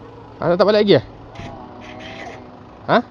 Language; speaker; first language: Malay; native; Malay